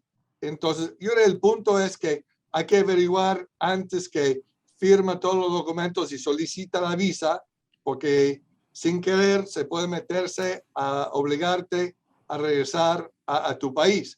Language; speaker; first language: Spanish; non-native, fluent; English